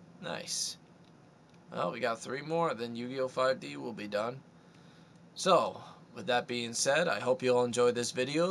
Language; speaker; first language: English; native; English